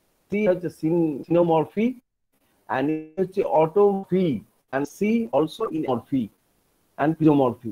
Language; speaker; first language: English; non-native, local second language; Bangla